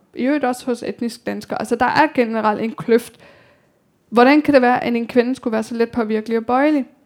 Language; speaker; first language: Danish; early bilingual, other home language; Persian